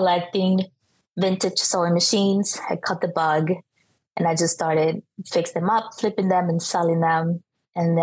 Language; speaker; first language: English; non-native, fluent; Spanish